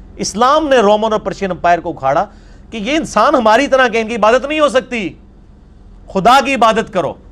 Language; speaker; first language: Urdu; non-native, local second language; Punjabi